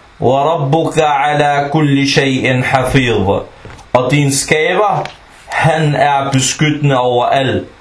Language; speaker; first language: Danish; non-native, fluent; Arabic